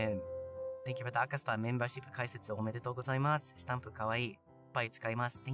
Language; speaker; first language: Japanese; non-native, learner; English